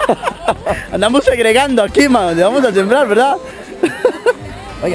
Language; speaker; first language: Spanish; native; Spanish